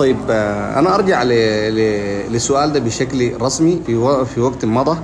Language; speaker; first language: Arabic; native; Arabic